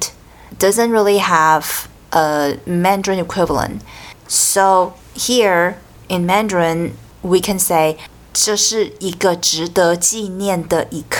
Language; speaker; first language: English; non-native, fluent; Chinese